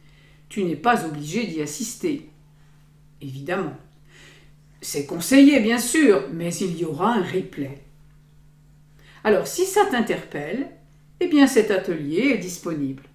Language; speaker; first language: French; native; French